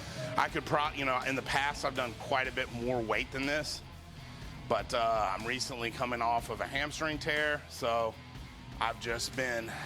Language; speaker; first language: English; native; English